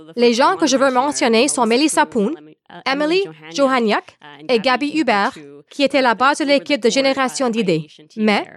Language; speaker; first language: French; native; French